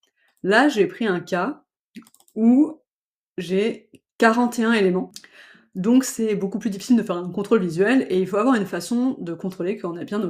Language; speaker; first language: French; native; French